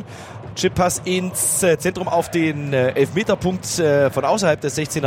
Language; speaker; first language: German; native; German